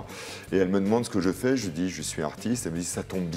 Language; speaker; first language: French; native; French